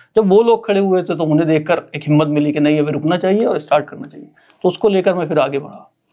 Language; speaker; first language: Hindi; native; Hindi